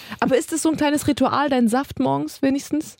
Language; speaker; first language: German; native; German